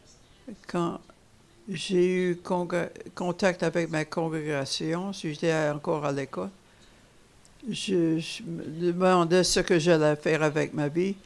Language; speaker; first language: French; non-native, fluent; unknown